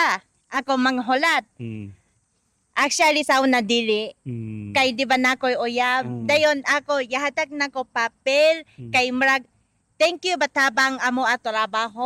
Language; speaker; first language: Cebuano; non-native, learner; Japanese